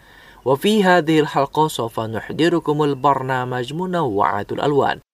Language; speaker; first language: Arabic; non-native, fluent; Indonesian